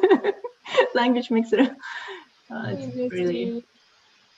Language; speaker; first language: English; non-native, learner; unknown